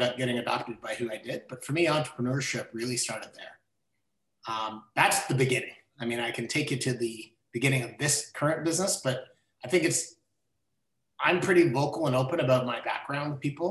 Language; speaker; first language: English; native; English